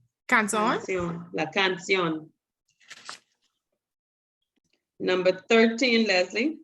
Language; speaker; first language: Spanish; non-native, fluent; English